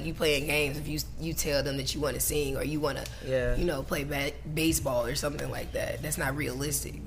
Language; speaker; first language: English; native; English